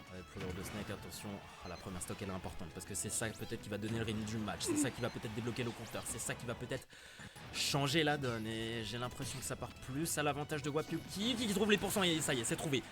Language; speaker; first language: French; native; French